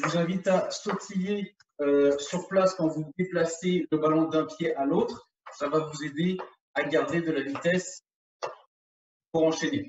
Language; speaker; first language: French; native; French